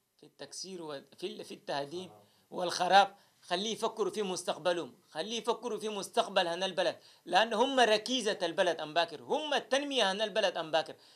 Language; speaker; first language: Arabic; native; Arabic